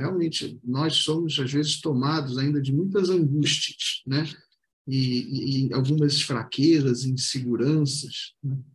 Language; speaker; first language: Portuguese; native; Portuguese